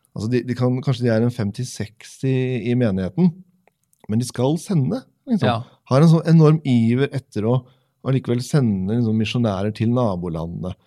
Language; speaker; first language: Norwegian; native; Norwegian